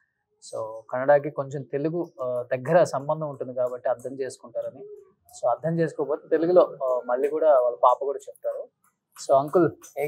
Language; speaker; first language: Telugu; native; Telugu